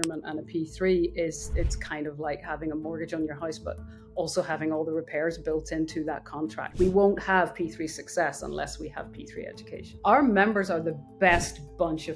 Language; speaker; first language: English; native; English